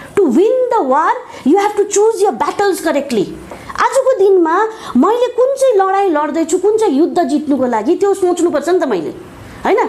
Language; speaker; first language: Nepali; native; Nepali